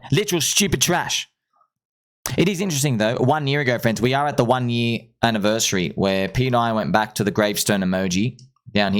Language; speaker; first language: English; native; English